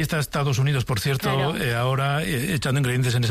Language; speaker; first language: Spanish; native; Spanish